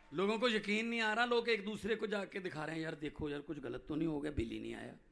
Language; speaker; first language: Hindi; non-native, local second language; Punjabi